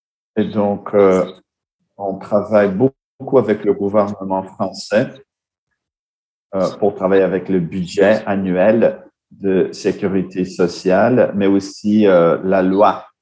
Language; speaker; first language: French; non-native, fluent; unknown